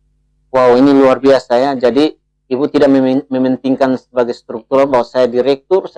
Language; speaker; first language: Indonesian; native; Indonesian